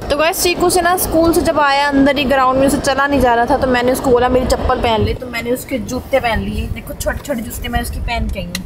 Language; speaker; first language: Hindi; native; Hindi